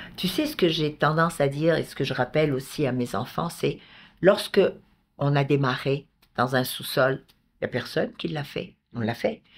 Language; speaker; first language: French; native; French